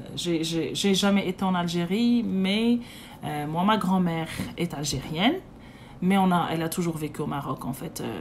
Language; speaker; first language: French; non-native, local second language; Arabic